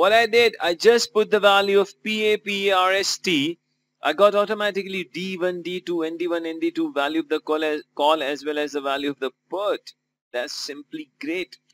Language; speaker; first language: English; non-native, local second language; Urdu